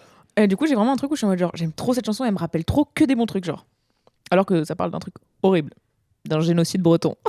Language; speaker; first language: French; native; French